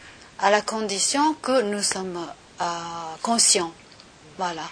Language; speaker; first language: French; non-native, learner; Japanese